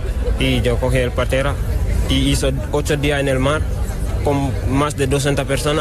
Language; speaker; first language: Spanish; non-native, learner; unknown